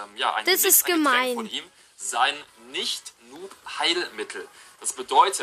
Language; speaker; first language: German; native; German